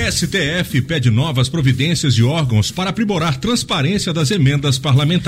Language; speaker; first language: Portuguese; native; Portuguese